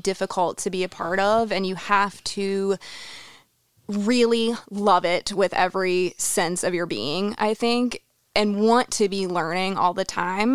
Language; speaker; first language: English; native; English